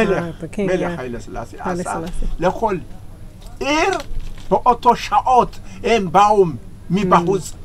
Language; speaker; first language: Hebrew; non-native, learner; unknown